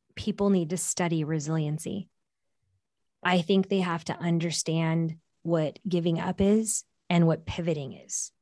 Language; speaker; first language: English; early bilingual, other home language; Portuguese